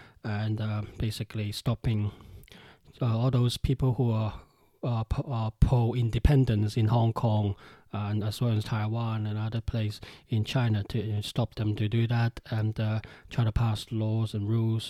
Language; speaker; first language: English; non-native, local second language; Cantonese